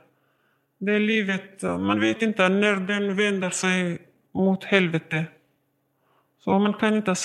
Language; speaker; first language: Swedish; non-native, learner; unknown